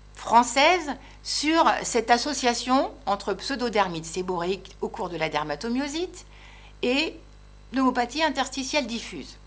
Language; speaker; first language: French; native; French